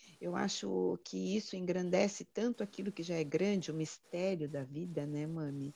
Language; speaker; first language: Portuguese; native; Portuguese